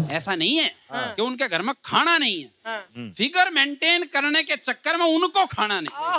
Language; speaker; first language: Hindi; native; Hindi